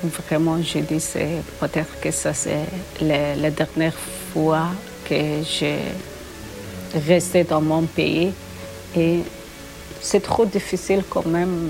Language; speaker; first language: French; non-native, learner; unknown